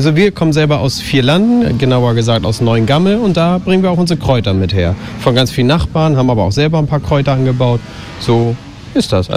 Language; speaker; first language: German; native; German